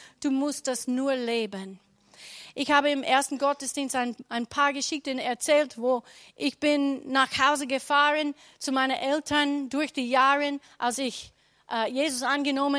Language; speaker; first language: German; non-native, learner; English